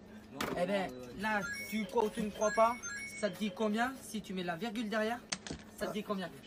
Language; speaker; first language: French; native; French